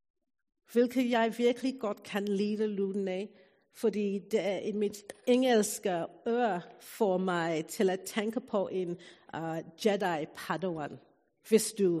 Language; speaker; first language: Danish; non-native, fluent; English